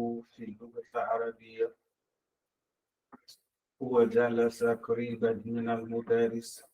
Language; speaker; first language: Arabic; non-native, learner; English